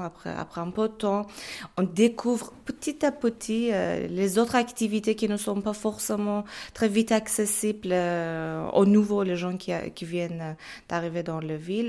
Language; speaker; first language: French; non-native, fluent; Persian